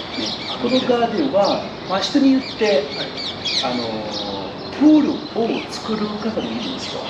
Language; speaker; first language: Japanese; non-native, learner; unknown